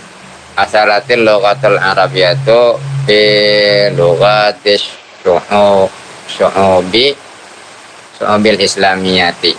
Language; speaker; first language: Arabic; non-native, learner; Indonesian